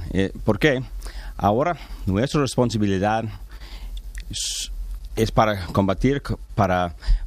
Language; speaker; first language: Spanish; non-native, learner; English